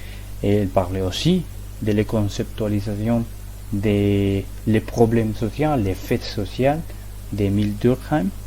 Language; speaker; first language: French; non-native, learner; Spanish